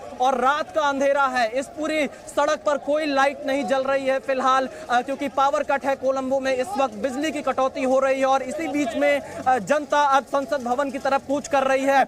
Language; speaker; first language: Hindi; native; Hindi